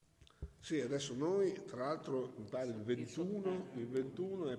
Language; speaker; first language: Italian; native; Italian